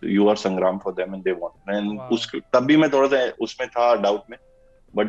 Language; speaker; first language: Hindi; native; Hindi